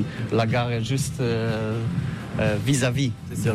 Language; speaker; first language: French; non-native, learner; Polish